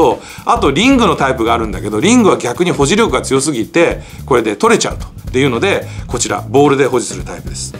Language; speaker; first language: Japanese; native; Japanese